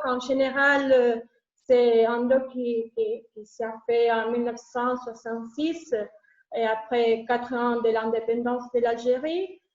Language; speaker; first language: French; non-native, learner; Spanish